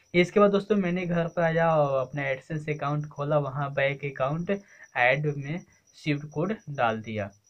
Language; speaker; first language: Hindi; native; Hindi